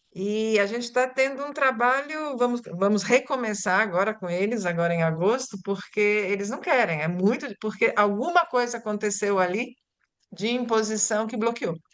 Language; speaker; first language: Portuguese; early bilingual, other home language; Italian